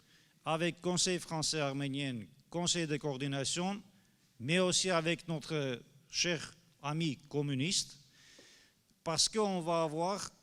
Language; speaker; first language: French; non-native, fluent; Armenian